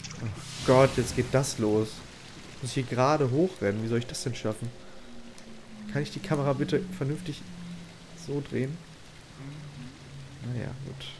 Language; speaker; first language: German; native; German